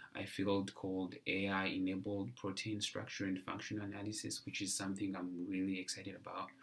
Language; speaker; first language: English; non-native, local second language; Kinyarwanda